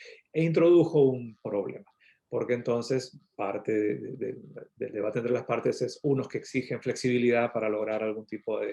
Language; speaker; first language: Spanish; native; Spanish